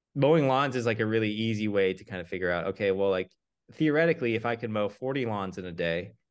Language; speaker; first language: English; native; English